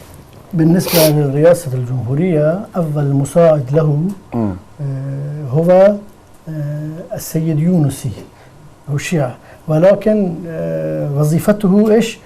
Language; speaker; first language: Arabic; non-native, fluent; Persian